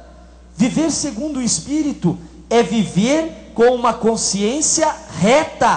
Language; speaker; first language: Portuguese; native; Portuguese